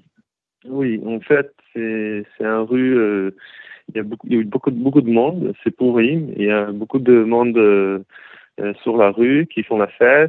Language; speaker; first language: French; early bilingual, heritage; Hebrew